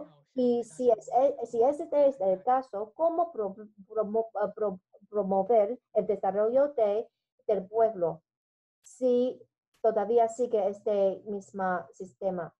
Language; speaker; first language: Spanish; non-native, learner; Chinese